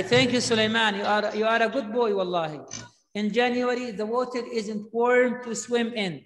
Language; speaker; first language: English; non-native, fluent; Arabic